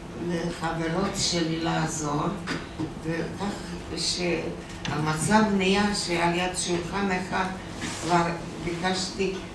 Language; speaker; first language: Hebrew; non-native, fluent; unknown